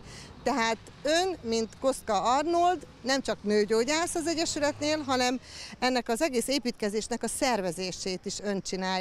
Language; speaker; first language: Hungarian; native; Hungarian